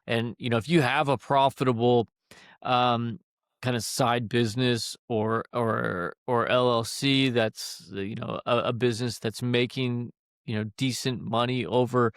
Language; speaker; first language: English; native; English